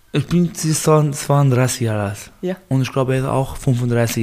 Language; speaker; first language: German; non-native, learner; Baluchi